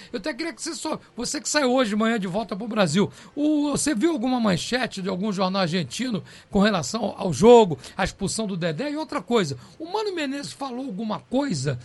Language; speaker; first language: Portuguese; native; Portuguese